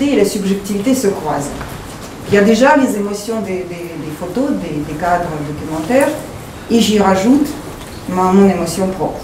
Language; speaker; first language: French; non-native, fluent; Ukrainian